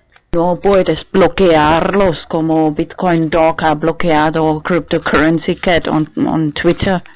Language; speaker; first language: Spanish; non-native, fluent; German